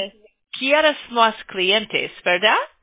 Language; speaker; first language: Spanish; non-native, learner; English